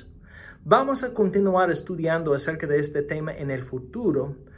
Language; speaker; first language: Spanish; non-native, fluent; English